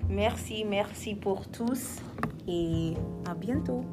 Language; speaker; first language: French; non-native, learner; English